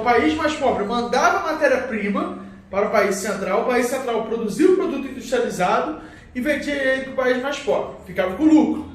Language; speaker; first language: Portuguese; native; Portuguese